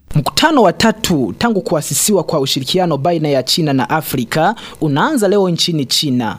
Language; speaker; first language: Swahili; non-native, local second language; Rundi